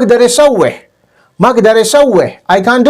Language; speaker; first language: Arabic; non-native, fluent; Urdu